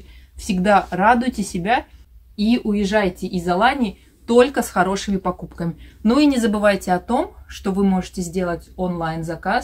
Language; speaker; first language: Russian; native; Russian